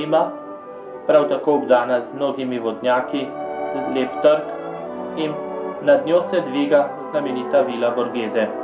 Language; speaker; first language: Slovenian; native; Slovenian